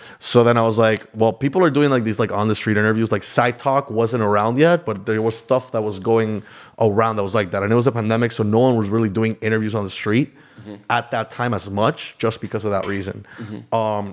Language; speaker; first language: English; early bilingual, other home language; Spanish